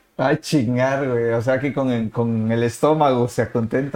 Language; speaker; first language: Spanish; native; Spanish